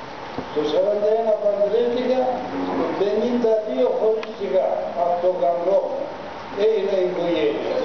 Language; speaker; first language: Greek; early bilingual, other home language; Turkish